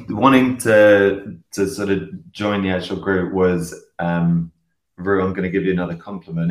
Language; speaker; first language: English; native; English